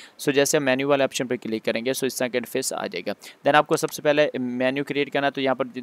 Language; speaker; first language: Urdu; non-native, local second language; Punjabi